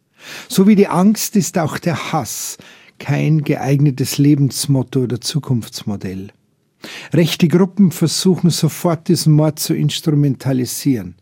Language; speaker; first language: German; native; German